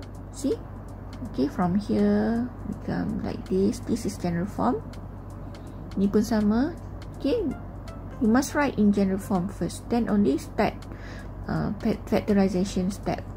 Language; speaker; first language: English; non-native, local second language; Malay